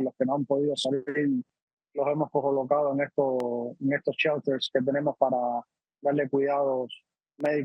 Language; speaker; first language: Spanish; native; Spanish